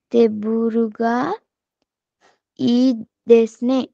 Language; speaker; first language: Japanese; non-native, learner; Sinhala